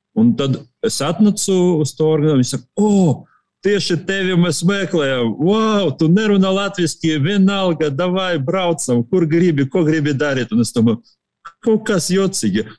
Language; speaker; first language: Latvian; non-native, local second language; Russian